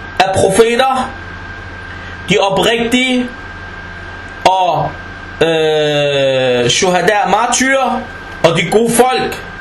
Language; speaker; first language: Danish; non-native, fluent; Arabic